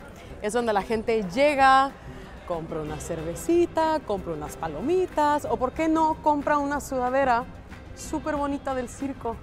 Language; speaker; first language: Spanish; native; Spanish